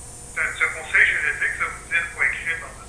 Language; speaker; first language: French; native; French